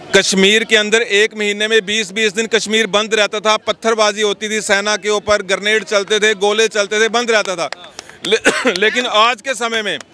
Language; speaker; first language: Hindi; native; Hindi